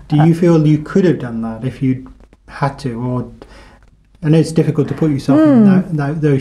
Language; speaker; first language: English; native; English